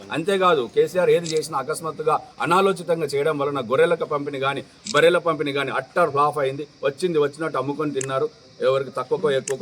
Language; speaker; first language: Telugu; native; Telugu